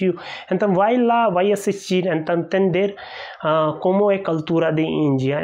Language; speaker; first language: Portuguese; non-native, learner; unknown